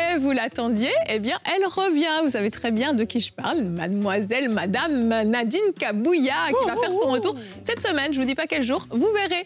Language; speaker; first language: French; native; French